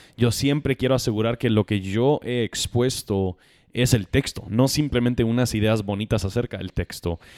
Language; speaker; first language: Spanish; non-native, fluent; English